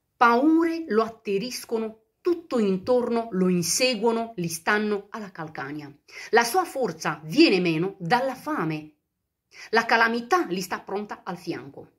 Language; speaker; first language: Italian; non-native, fluent; Romanian